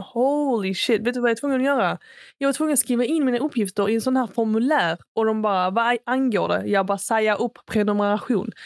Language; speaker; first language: Swedish; native; Swedish